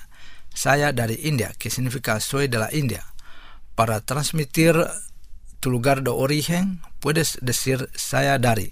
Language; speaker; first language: Spanish; non-native, fluent; Indonesian